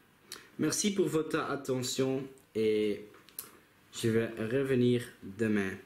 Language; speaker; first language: French; non-native, local second language; Dutch